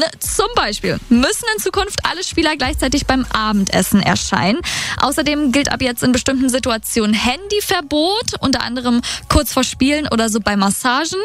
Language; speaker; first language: German; native; German